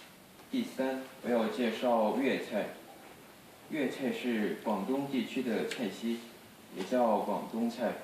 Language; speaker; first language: Chinese; non-native, fluent; Korean